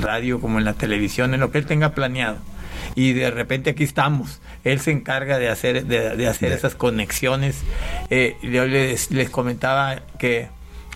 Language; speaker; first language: Spanish; native; Spanish